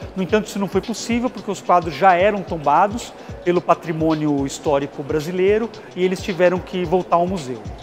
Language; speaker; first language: Portuguese; native; Portuguese